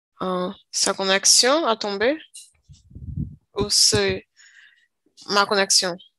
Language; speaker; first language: French; non-native, learner; Portuguese